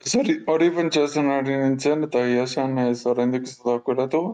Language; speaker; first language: Basque; non-native, learner; Spanish